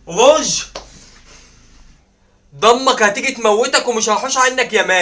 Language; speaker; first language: Arabic; native; Arabic